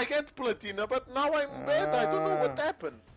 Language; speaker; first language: English; non-native, learner; Portuguese